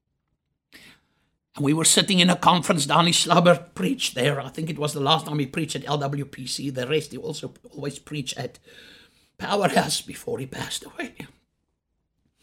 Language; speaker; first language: English; non-native, local second language; Afrikaans